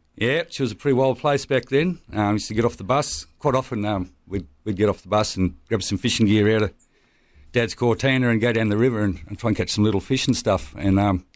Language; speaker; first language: English; native; English